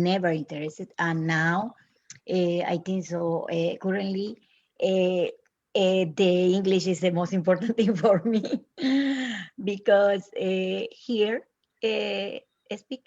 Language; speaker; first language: English; non-native, learner; Spanish